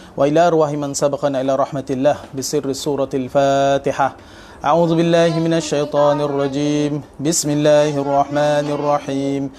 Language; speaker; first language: Arabic; non-native, fluent; Malay